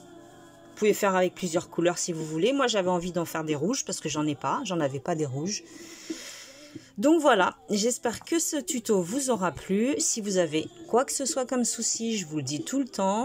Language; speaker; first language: French; native; French